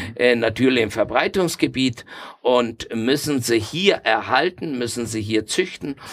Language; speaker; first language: German; non-native, fluent; Spanish